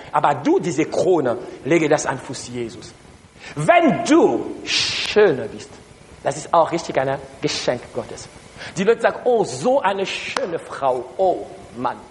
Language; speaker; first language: German; non-native, learner; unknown